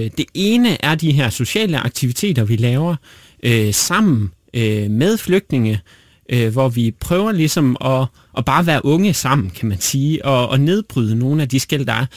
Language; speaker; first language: Danish; native; Danish